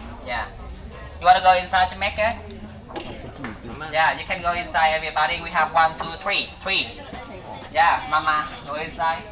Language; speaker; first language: English; non-native, learner; Vietnamese